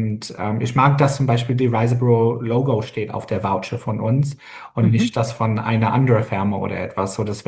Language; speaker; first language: German; non-native, fluent; English